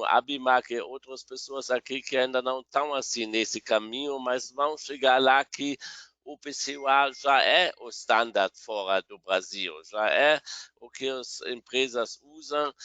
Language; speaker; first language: Portuguese; non-native, fluent; German